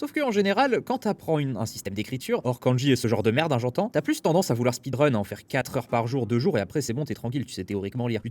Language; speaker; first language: French; native; French